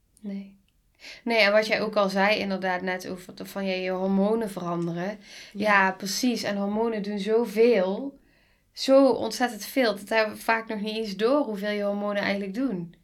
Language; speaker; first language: Dutch; native; Dutch